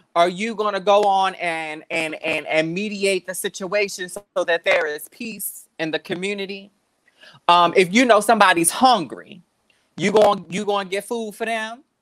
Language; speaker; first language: English; native; English